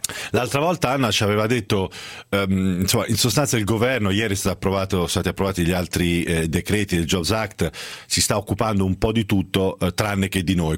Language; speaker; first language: Italian; native; Italian